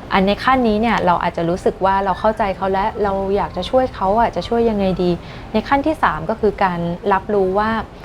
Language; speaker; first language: Thai; native; Thai